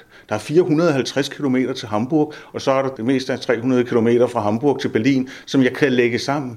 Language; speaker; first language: Danish; native; Danish